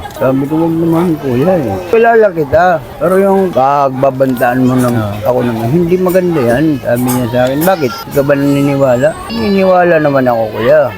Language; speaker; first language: Filipino; non-native, local second language; Waray